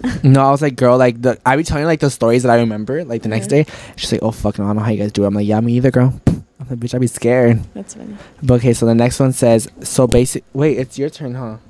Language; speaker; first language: English; early bilingual, other home language; Spanish